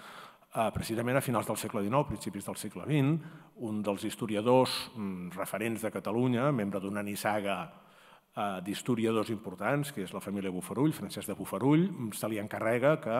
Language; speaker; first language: Catalan; native; Catalan